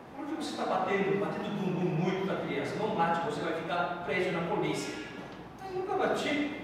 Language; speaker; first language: Portuguese; non-native, fluent; Korean